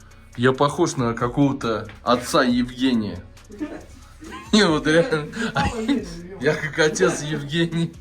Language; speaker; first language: Russian; native; Russian